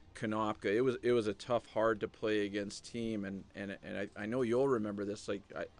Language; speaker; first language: English; native; English